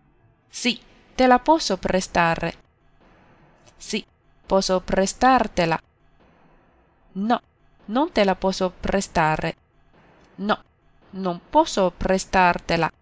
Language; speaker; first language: Italian; non-native, fluent; Chinese